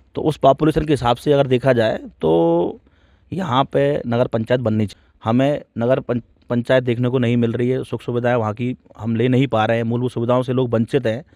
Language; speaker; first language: Hindi; native; Hindi